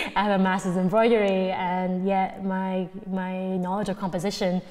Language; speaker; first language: English; native; English